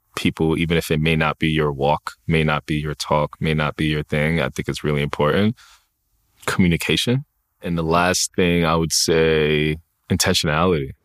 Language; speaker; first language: English; native; English